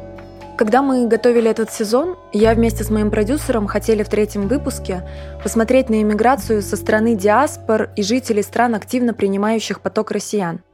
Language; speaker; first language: Russian; native; Russian